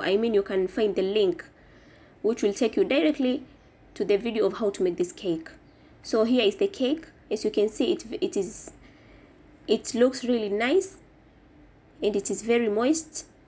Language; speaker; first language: English; non-native, local second language; Swahili